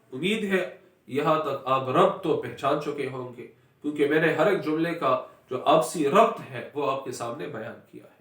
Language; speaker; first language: Urdu; non-native, local second language; Pashto